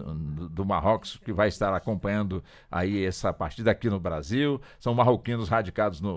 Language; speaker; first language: Portuguese; native; Portuguese